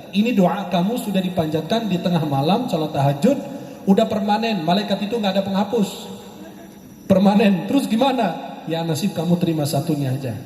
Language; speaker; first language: Indonesian; non-native, fluent; Arabic